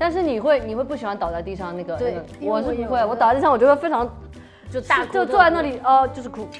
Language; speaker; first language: Chinese; native; Chinese